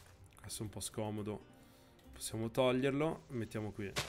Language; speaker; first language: Italian; native; Italian